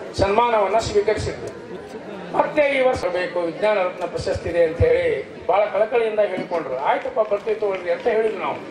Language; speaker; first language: Kannada; native; Kannada